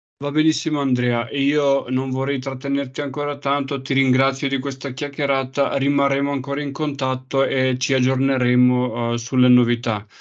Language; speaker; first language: Italian; non-native, fluent; Macedonian